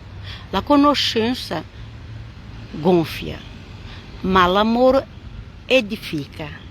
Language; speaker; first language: Italian; non-native, fluent; Portuguese